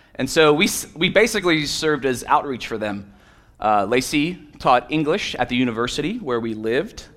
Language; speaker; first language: English; native; English